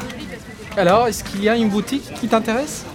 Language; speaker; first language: French; native; French